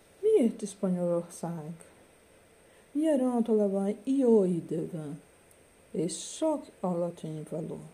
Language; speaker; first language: Hungarian; non-native, learner; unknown